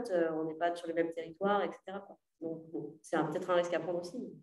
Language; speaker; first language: French; native; French